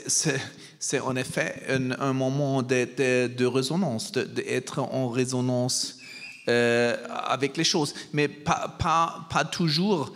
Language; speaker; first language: French; non-native, learner; German